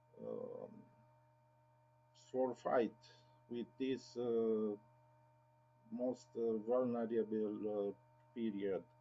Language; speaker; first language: English; non-native, learner; Romanian